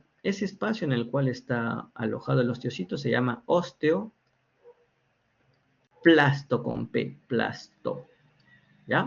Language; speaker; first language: Spanish; native; Spanish